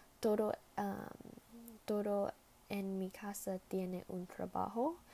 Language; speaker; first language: Spanish; non-native, learner; English